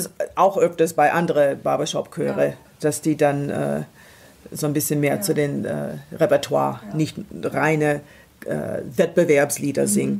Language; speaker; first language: German; non-native, fluent; English